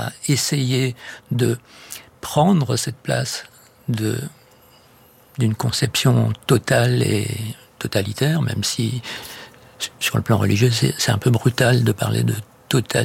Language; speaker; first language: French; native; French